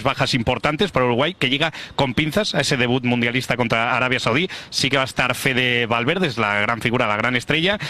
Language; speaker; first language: Spanish; native; Spanish